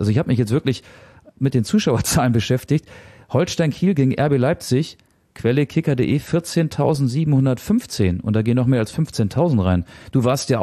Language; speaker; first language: German; native; German